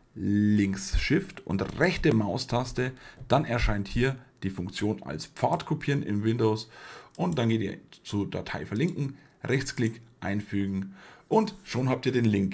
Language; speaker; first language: German; native; German